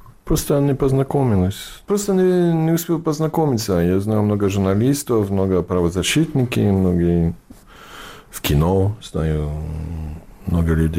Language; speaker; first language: Russian; non-native, fluent; English